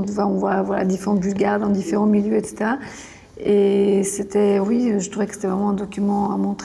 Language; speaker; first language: French; non-native, fluent; Bulgarian